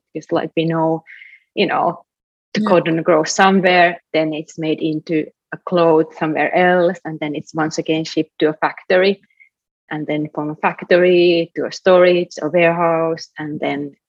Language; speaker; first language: English; non-native, fluent; Finnish